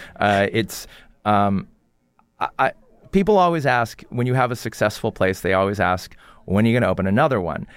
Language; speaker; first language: English; early bilingual, other home language; Korean